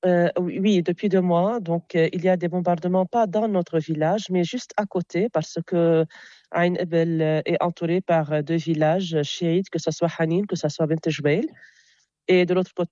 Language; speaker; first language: French; non-native, local second language; Arabic